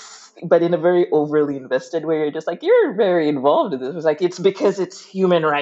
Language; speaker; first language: English; non-native, local second language; Ganda